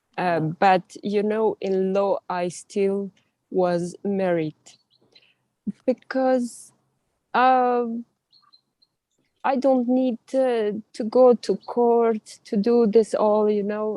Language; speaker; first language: English; non-native, learner; Russian